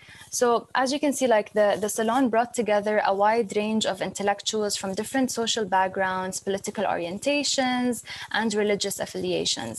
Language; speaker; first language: English; non-native, fluent; Arabic